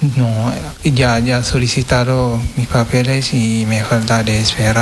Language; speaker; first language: Spanish; non-native, learner; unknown